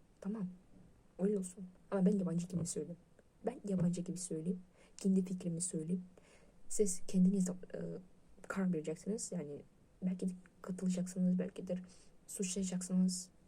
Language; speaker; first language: Turkish; non-native, learner; Russian